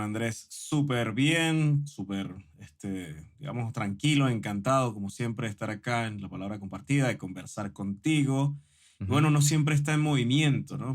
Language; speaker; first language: Spanish; native; Spanish